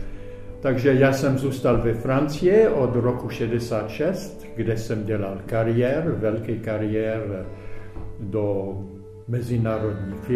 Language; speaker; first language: Czech; early bilingual, heritage; Czech